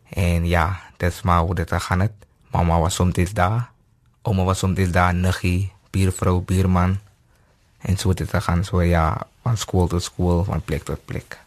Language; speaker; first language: Afrikaans; native; Afrikaans